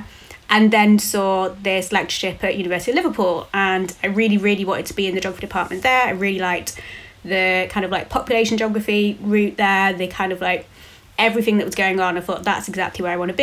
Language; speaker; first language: English; native; English